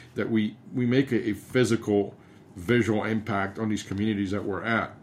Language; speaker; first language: English; early bilingual, other home language; Spanish